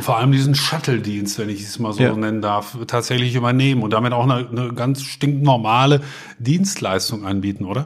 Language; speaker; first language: German; native; German